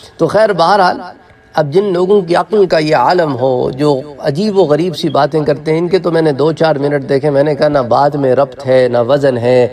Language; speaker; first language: Urdu; non-native, local second language; Punjabi